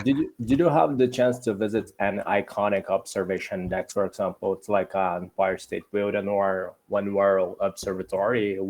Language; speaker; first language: English; non-native, learner; Portuguese